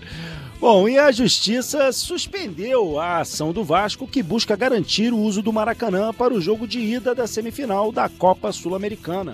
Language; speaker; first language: Portuguese; native; Portuguese